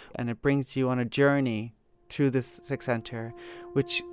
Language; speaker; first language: English; native; English